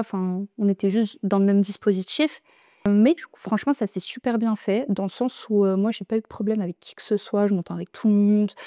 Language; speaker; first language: French; native; French